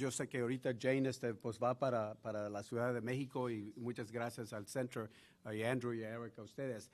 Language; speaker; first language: Spanish; early bilingual, heritage; Spanish